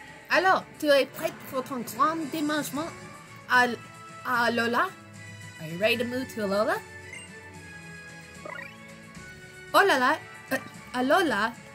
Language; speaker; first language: French; non-native, fluent; English